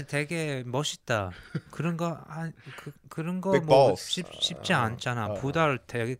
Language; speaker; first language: Korean; early bilingual, heritage; English